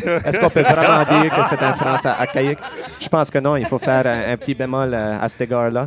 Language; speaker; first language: French; native; French